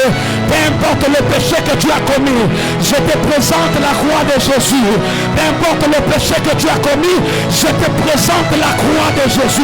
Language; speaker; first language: French; non-native, local second language; Swahili